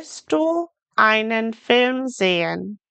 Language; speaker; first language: German; non-native, fluent; English